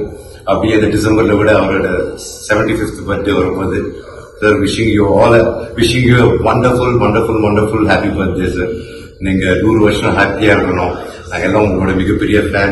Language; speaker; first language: Tamil; non-native, local second language; Telugu